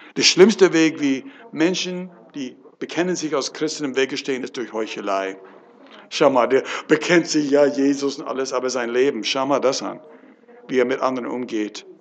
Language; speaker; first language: German; non-native, fluent; English